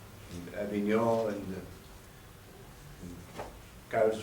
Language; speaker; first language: English; non-native, learner; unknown